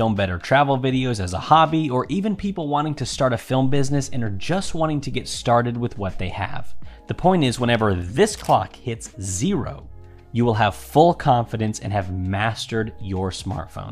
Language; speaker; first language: English; native; English